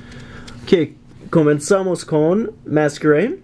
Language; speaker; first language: Spanish; non-native, learner; English